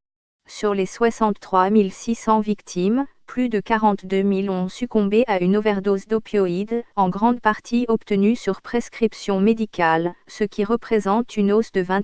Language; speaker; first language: French; native; French